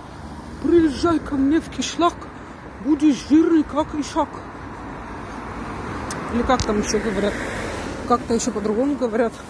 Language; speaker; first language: Russian; native; Russian